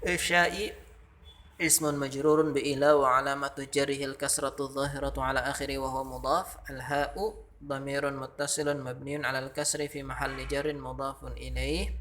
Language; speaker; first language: Arabic; non-native, fluent; Indonesian